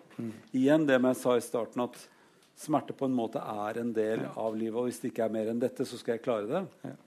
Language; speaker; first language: Norwegian; native; Norwegian